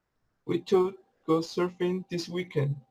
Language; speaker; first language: English; non-native, learner; Spanish